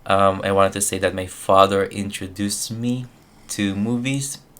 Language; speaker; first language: English; non-native, local second language; Filipino